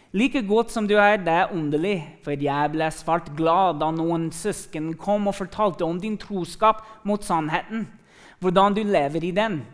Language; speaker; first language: Norwegian; non-native, fluent; English